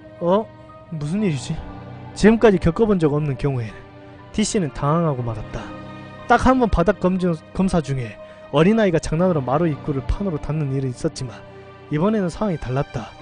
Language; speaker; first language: Korean; native; Korean